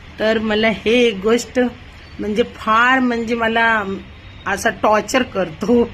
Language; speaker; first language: Marathi; non-native, local second language; Hindi